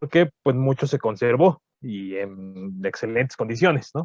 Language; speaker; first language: Spanish; native; Spanish